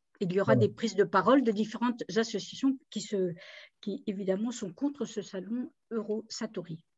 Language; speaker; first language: French; native; French